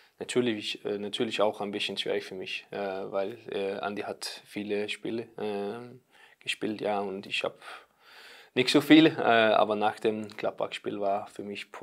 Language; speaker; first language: German; non-native, learner; Danish